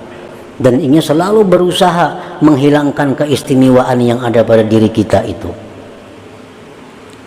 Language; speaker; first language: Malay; non-native, local second language; Banjar